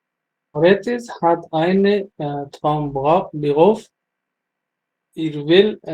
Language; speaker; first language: German; non-native, learner; Urdu